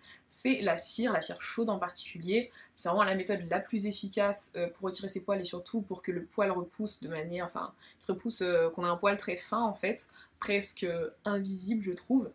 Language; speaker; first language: French; native; French